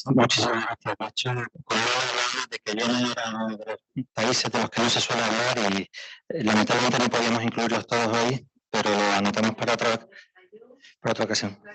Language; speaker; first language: Spanish; native; Spanish